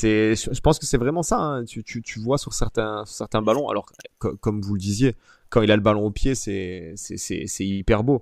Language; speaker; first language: French; native; French